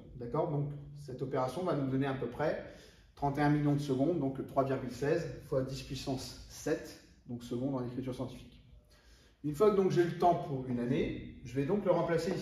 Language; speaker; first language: French; native; French